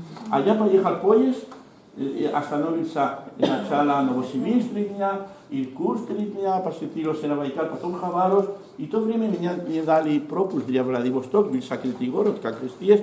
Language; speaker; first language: Russian; non-native, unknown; Spanish